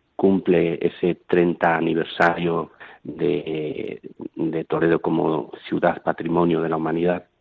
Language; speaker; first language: Spanish; native; Spanish